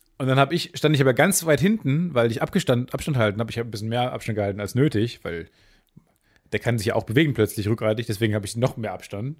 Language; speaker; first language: German; native; German